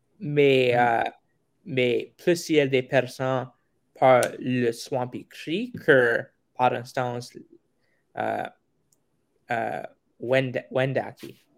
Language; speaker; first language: French; non-native, local second language; English